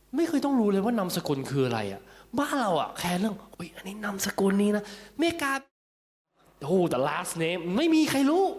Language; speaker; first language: Thai; early bilingual, heritage; Cantonese